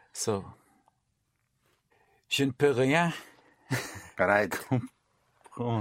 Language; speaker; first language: French; non-native, learner; English